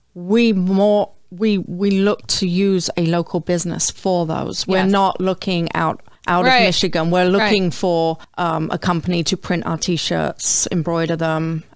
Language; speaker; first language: English; native; English